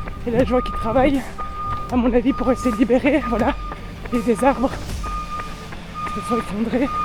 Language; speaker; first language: French; native; French